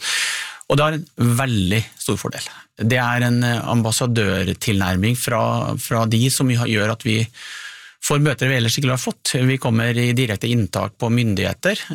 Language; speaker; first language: Norwegian; native; Norwegian